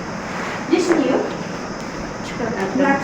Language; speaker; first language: English; non-native, local second language; Swahili